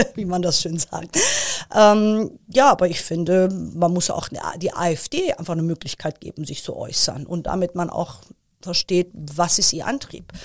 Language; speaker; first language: German; early bilingual, other home language; Persian